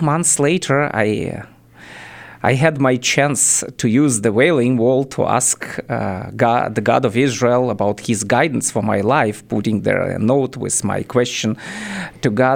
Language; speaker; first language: English; non-native, fluent; Ukrainian